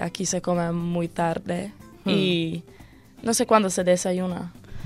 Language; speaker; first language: Spanish; non-native, learner; Croatian